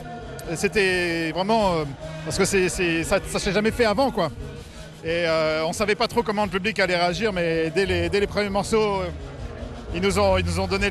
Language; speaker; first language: French; native; French